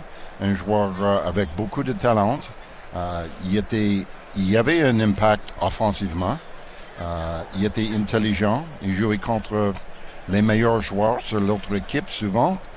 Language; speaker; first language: French; non-native, local second language; English